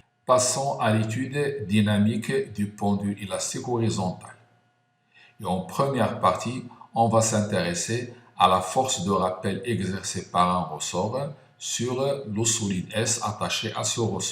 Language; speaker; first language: French; non-native, local second language; Arabic